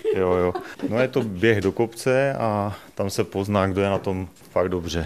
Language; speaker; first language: Czech; native; Czech